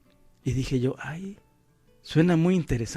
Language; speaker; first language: Spanish; native; Spanish